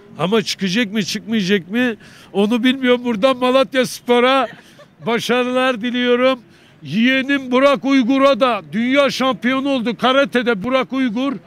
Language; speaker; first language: Turkish; native; Turkish